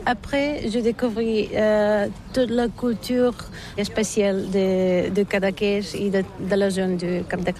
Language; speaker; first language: French; non-native, learner; Bulgarian